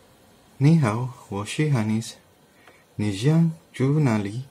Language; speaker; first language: Chinese; non-native, learner; Malay